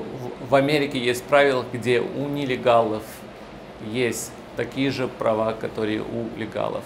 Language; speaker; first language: Russian; early bilingual, heritage; Russian